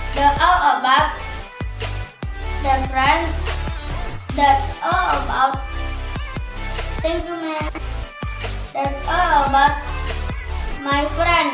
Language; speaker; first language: English; non-native, learner; Indonesian